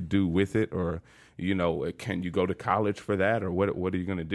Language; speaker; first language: English; native; English